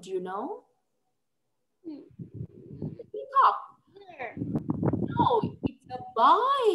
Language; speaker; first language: English; non-native, fluent; Vietnamese